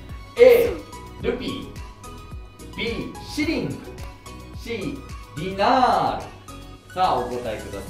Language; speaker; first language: Japanese; native; Japanese